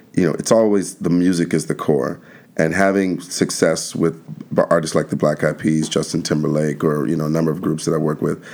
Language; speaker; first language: English; native; English